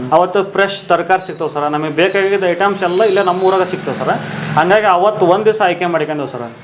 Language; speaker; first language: Kannada; native; Kannada